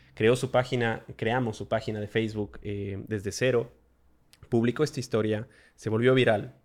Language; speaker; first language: Spanish; native; Spanish